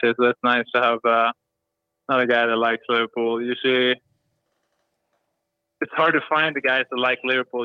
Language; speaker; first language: English; non-native, fluent; Swedish